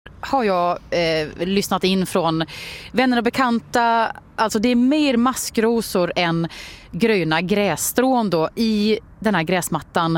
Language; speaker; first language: Swedish; native; Swedish